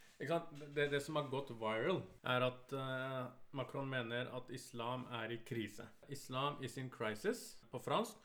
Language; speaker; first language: Norwegian; early bilingual, other home language; Urdu